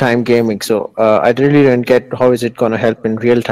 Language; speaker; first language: English; non-native, local second language; Urdu